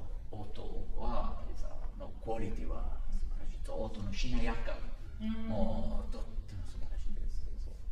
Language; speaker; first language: Japanese; non-native, learner; Italian